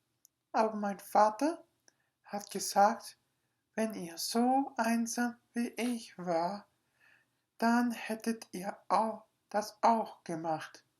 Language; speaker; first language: German; non-native, learner; English